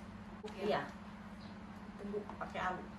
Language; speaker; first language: Indonesian; native; Indonesian